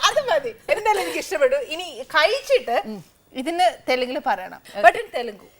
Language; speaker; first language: Malayalam; native; Malayalam